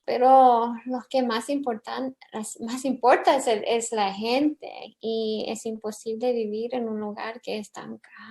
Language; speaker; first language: Spanish; early bilingual, heritage; English